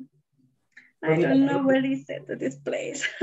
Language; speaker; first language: English; non-native, learner; Spanish